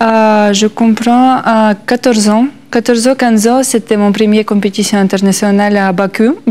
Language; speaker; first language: French; non-native, learner; Russian